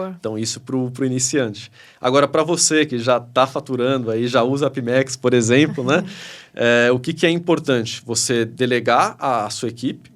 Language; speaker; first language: Portuguese; early bilingual, other home language; Spanish